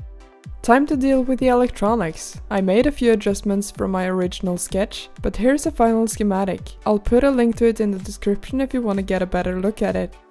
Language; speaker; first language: English; non-native, fluent; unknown